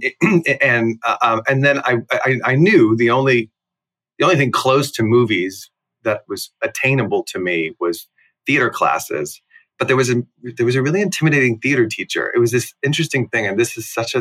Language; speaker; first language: English; native; English